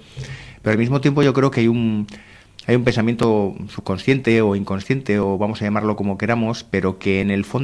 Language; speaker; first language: Spanish; native; Spanish